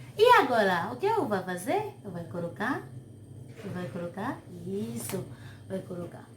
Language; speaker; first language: Portuguese; non-native, learner; Haitian Creole